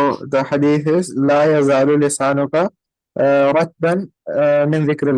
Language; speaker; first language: Arabic; non-native, learner; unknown